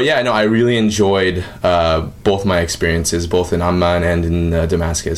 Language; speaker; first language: English; native; English